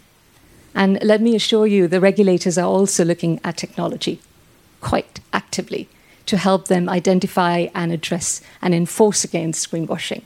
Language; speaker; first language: English; non-native, local second language; Sinhala